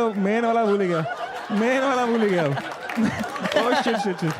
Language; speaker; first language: Hindi; native; Hindi